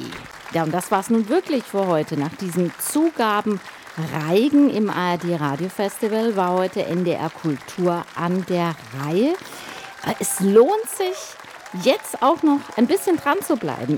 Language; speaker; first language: German; native; German